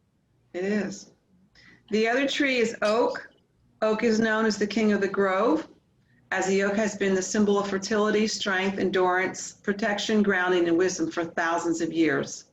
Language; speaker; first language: English; native; English